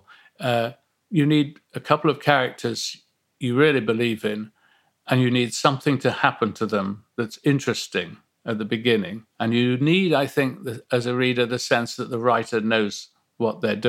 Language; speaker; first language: English; native; English